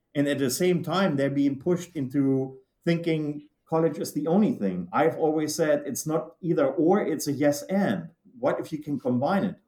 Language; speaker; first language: English; non-native, fluent; German